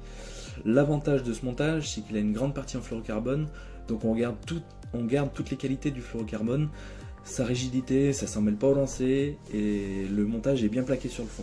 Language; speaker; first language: French; native; French